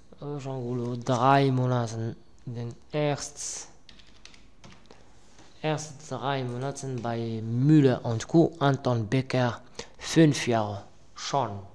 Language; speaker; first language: German; non-native, learner; Arabic